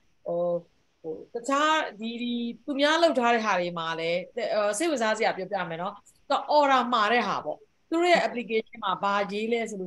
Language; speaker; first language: Burmese; native; Burmese